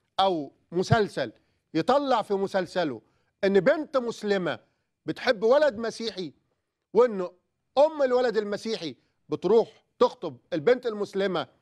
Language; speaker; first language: Arabic; native; Arabic